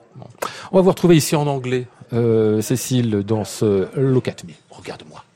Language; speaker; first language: French; native; French